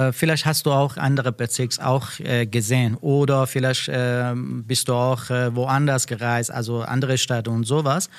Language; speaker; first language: German; non-native, learner; Persian